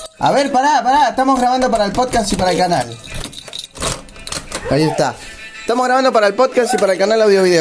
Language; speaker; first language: Spanish; native; Spanish